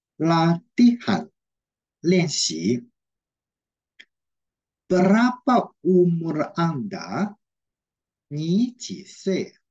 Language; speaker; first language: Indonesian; non-native, fluent; Chinese